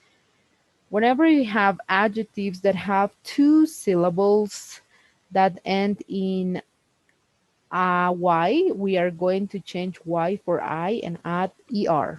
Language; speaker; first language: English; non-native, fluent; Spanish